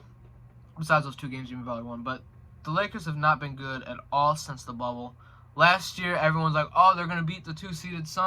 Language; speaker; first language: English; native; English